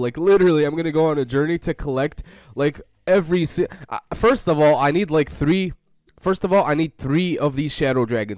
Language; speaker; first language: English; native; English